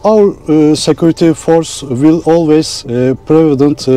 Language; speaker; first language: English; non-native, learner; Turkish